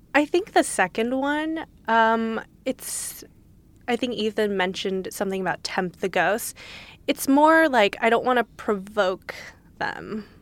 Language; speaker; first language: English; native; English